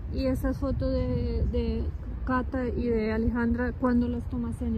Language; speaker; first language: Spanish; non-native, fluent; Russian